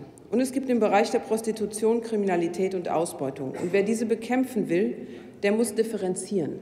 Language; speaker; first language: German; native; German